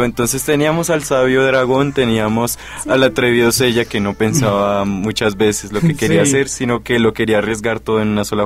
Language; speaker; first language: Spanish; native; Spanish